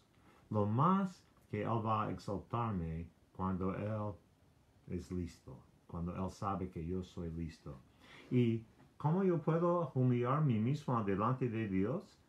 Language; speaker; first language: Spanish; non-native, learner; English